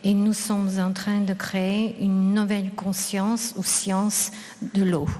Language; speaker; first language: French; non-native, fluent; Russian